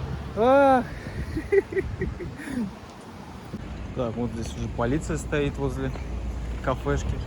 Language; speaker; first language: Russian; native; Russian